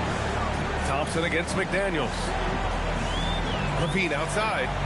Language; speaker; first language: English; native; English